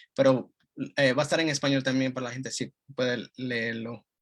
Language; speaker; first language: Spanish; early bilingual, heritage; Spanish